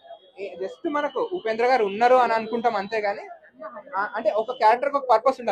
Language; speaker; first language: Telugu; native; Telugu